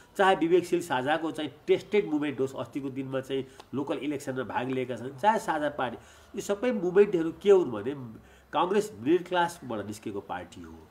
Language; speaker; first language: Nepali; native; Nepali